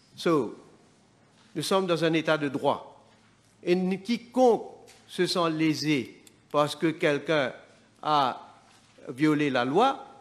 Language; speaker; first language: French; non-native, local second language; Morisyen